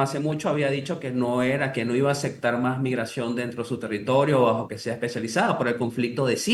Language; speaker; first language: Spanish; native; Spanish